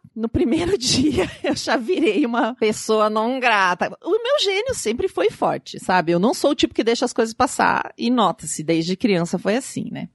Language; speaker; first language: Portuguese; native; Portuguese